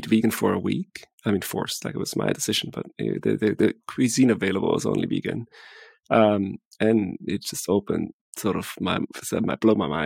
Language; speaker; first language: English; non-native, fluent; Swiss German